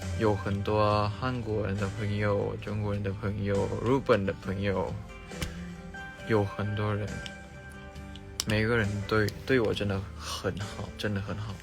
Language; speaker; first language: Chinese; non-native, fluent; Thai